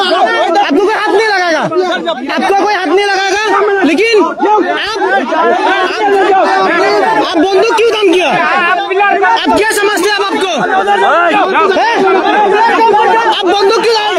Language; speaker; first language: Hindi; non-native, learner; Bangla